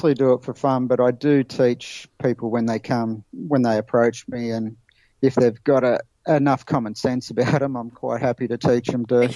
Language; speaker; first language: English; native; English